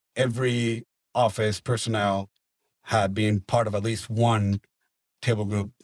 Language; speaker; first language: English; non-native, fluent; Spanish